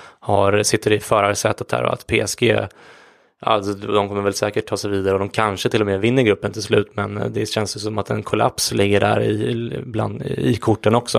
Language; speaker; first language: Swedish; native; Swedish